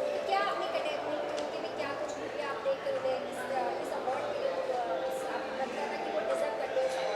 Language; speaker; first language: Hindi; native; Hindi